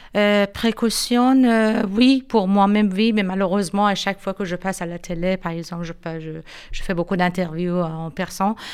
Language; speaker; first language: French; non-native, fluent; Persian